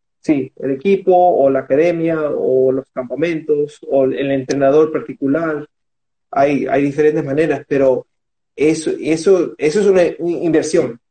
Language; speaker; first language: Spanish; early bilingual, heritage; Spanish